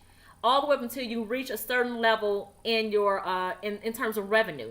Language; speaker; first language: English; native; English